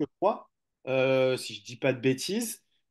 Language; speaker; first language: French; native; French